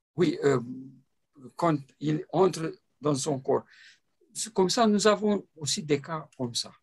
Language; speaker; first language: French; non-native, fluent; Romanian